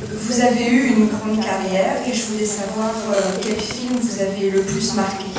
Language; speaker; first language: French; native; French